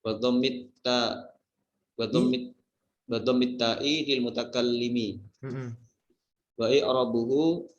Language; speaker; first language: Arabic; non-native, learner; Indonesian